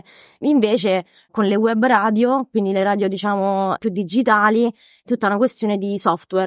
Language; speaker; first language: Italian; native; Italian